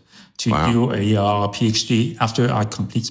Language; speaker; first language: English; early bilingual, other home language; Chinese